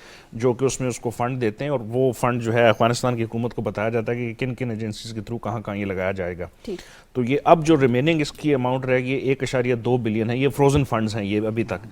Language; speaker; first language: Urdu; native; Urdu